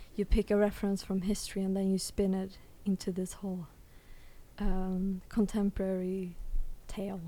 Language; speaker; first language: English; early bilingual, other home language; Swedish